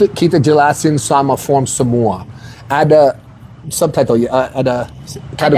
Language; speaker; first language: Indonesian; non-native, learner; English